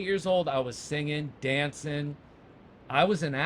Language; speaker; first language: English; native; English